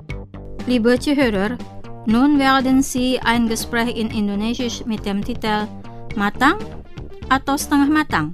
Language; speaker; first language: German; non-native, fluent; Indonesian